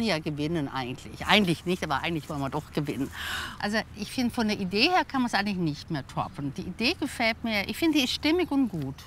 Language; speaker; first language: German; native; German